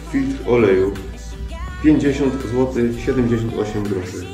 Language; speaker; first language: Polish; native; Polish